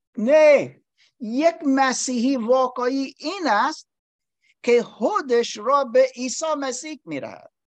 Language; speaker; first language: Persian; non-native, learner; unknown